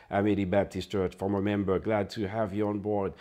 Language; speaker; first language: English; non-native, fluent; Haitian Creole